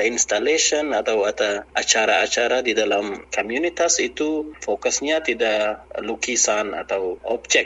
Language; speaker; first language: Indonesian; non-native, learner; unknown